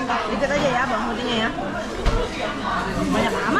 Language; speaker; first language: Indonesian; native; Indonesian